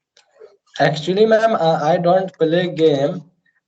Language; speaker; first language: English; non-native, learner; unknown